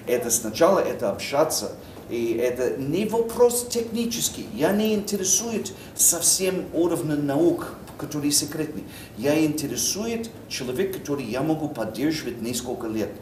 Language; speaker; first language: Russian; non-native, learner; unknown